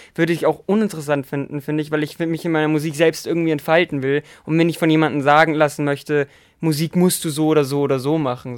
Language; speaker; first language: German; native; German